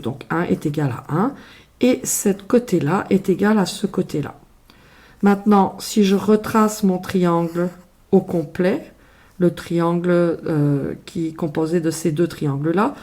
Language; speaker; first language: French; native; French